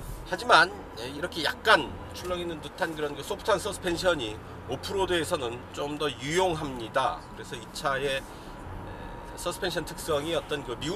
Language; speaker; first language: Korean; native; Korean